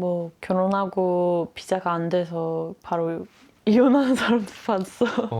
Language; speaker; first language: Korean; non-native, fluent; Dutch